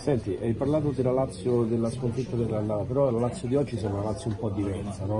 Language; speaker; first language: Italian; native; Italian